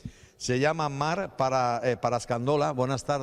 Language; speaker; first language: Spanish; native; Spanish